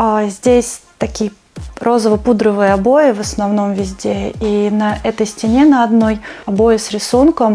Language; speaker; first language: Russian; native; Russian